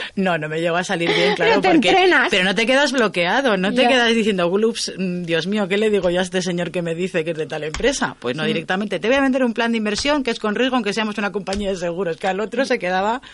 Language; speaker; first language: Spanish; native; Spanish